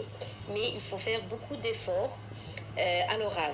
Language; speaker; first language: French; non-native, fluent; Arabic